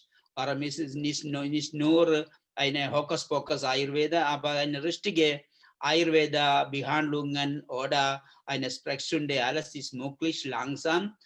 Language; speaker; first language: German; non-native, learner; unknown